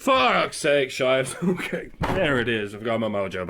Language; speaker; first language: English; native; English